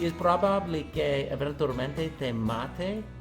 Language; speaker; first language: Spanish; non-native, fluent; English